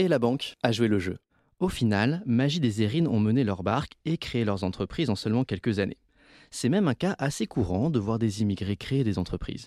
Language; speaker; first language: French; native; French